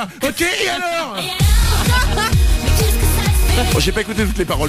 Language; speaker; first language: French; native; French